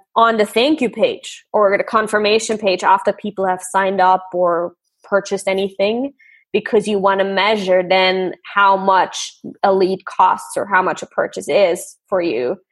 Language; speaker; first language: English; non-native, fluent; German